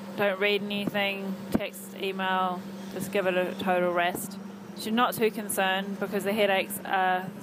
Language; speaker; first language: English; native; English